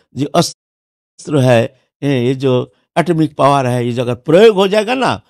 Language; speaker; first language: Hindi; non-native, local second language; Bangla